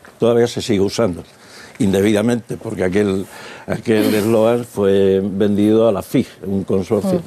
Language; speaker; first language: Spanish; native; Spanish